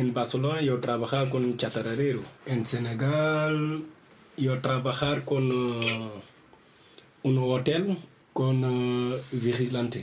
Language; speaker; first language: Spanish; non-native, learner; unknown